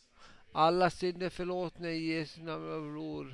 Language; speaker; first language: Swedish; non-native, local second language; Finnish